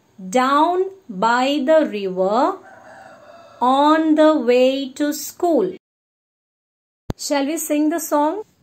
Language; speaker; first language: English; non-native, local second language; Tamil